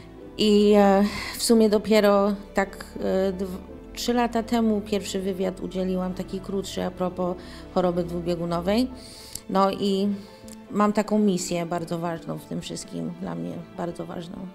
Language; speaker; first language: Polish; early bilingual, heritage; English